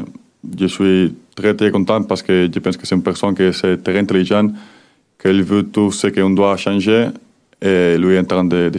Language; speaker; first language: French; non-native, learner; Spanish